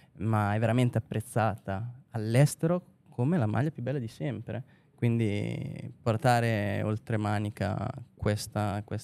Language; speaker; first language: Italian; native; Italian